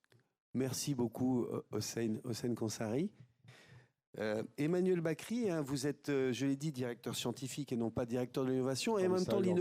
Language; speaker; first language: French; native; French